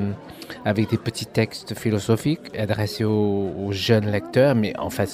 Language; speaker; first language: French; non-native, fluent; Chinese